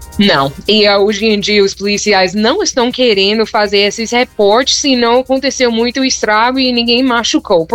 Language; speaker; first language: Portuguese; non-native, fluent; English